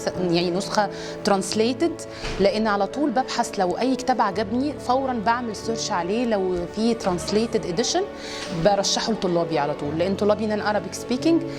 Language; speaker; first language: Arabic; native; Arabic